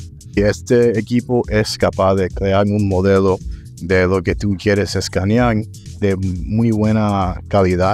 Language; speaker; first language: Spanish; early bilingual, heritage; English